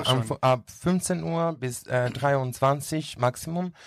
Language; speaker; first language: German; non-native, learner; Greek